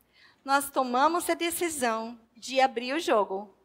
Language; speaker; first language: Portuguese; non-native, fluent; English